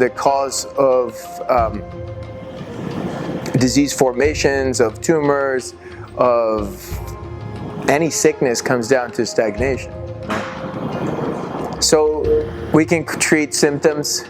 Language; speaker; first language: English; native; English